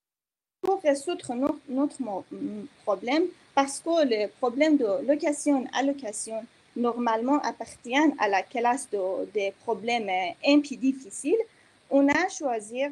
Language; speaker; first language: French; non-native, fluent; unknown